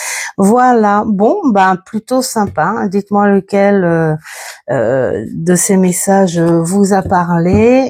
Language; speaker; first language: French; native; French